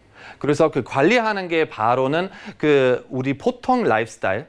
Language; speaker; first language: Korean; non-native, fluent; German